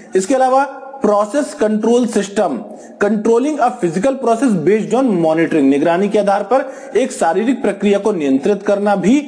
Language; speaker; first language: Hindi; non-native, local second language; Punjabi